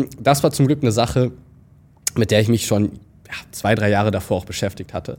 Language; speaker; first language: German; native; German